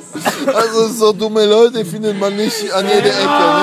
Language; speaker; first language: German; non-native, fluent; Polish